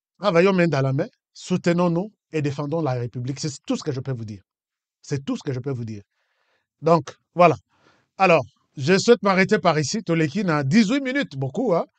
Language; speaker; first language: French; non-native, local second language; Lingala